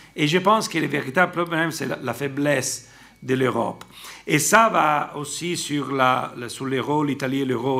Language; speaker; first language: French; non-native, fluent; Italian